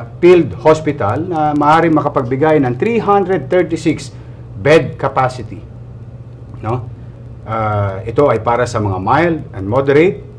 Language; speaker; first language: Filipino; native; Filipino